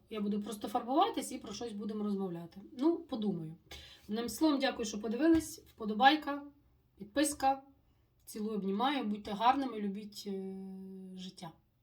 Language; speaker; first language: Ukrainian; non-native, local second language; Russian